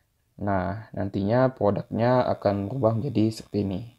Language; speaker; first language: Indonesian; native; Indonesian